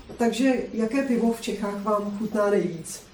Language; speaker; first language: Czech; native; Czech